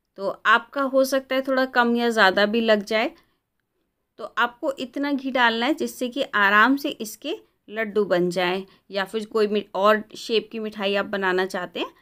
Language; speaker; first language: Hindi; native; Hindi